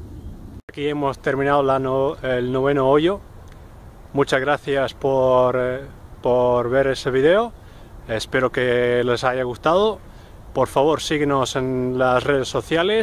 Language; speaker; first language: Spanish; non-native, fluent; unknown